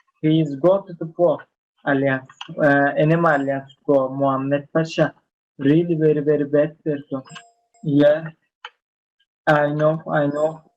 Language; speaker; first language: English; non-native, learner; Turkish